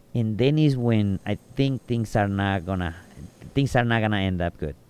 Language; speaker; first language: English; non-native, fluent; Spanish